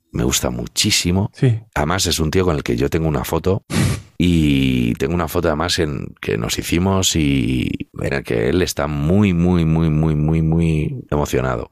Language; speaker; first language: Spanish; native; Spanish